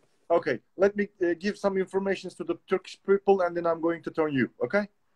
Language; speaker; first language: English; non-native, learner; Turkish